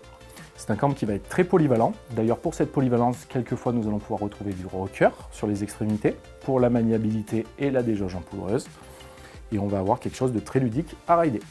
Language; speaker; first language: French; native; French